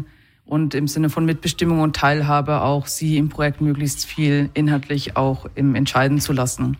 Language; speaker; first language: German; native; German